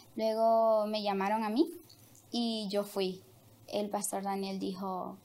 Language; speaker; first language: Spanish; native; Spanish